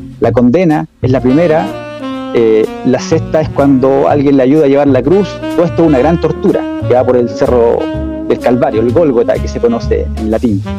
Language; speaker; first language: Spanish; native; Spanish